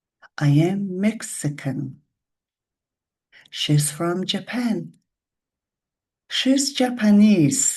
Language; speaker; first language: English; non-native, fluent; Mongolian